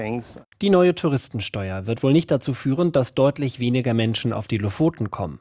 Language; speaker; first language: German; native; German